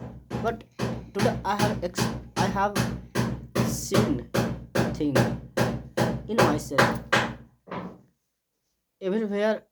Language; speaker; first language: English; non-native, learner; Hindi